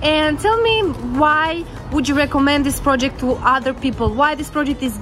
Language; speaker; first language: English; non-native, fluent; Romanian